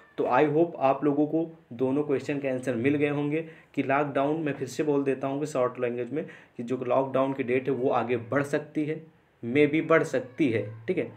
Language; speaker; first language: Hindi; native; Hindi